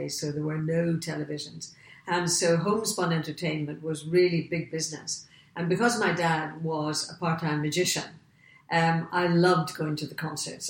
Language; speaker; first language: English; native; English